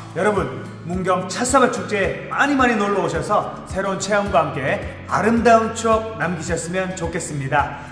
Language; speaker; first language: Korean; native; Korean